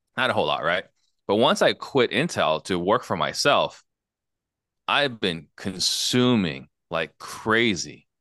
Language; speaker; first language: English; native; English